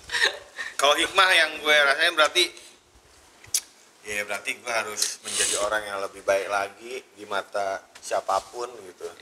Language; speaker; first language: Indonesian; native; Indonesian